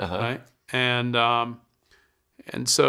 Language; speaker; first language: English; native; English